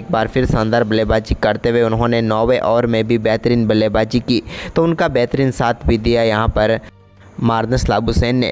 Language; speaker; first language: Hindi; native; Hindi